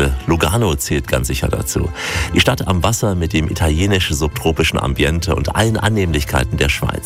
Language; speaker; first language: German; native; German